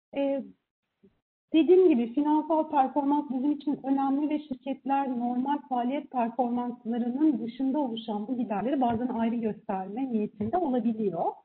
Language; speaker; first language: Turkish; native; Turkish